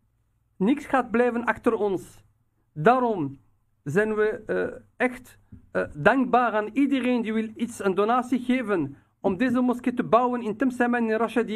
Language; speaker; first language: Dutch; non-native, fluent; Riffian